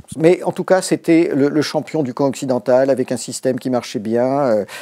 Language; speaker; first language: French; native; French